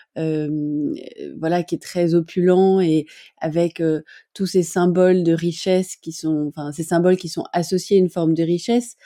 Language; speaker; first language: French; native; French